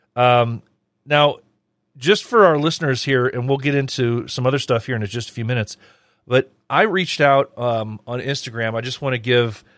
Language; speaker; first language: English; native; English